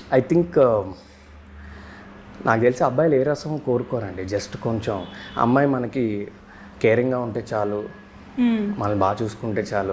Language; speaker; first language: Telugu; native; Telugu